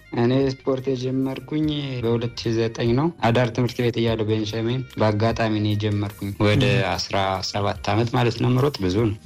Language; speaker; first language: Amharic; early bilingual, heritage; Amharic